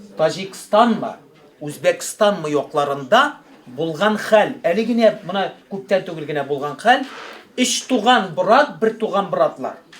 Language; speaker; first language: Tatar; native; Tatar